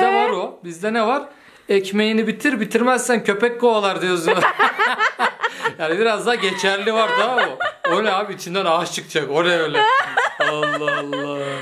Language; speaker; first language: Turkish; native; Turkish